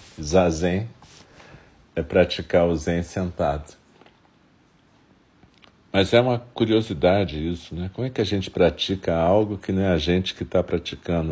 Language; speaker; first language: Portuguese; native; Portuguese